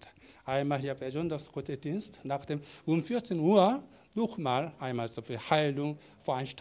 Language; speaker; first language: German; non-native, learner; Korean